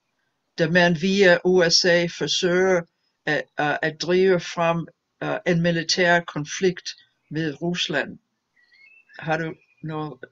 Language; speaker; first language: Danish; non-native, fluent; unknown